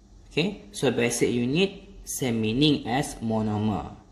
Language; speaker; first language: English; non-native, local second language; Malay